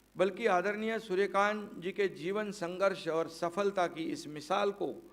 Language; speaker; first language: Hindi; non-native, local second language; Marathi